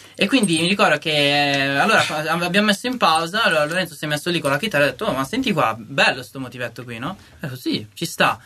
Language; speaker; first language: Italian; native; Italian